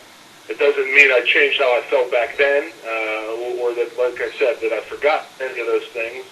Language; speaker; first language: English; native; English